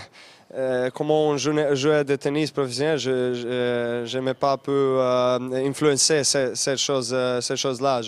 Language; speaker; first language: French; non-native, learner; Serbian